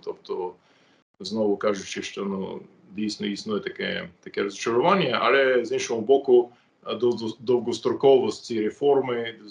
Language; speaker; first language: Ukrainian; non-native, fluent; English